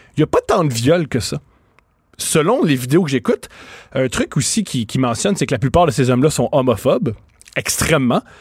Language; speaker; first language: French; native; French